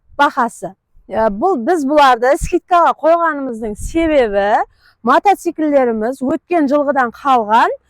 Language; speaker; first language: Uzbek; non-native, local second language; Kara-Kalpak